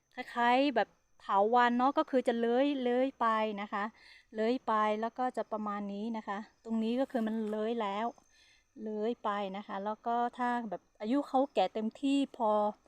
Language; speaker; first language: Thai; non-native, local second language; Hmong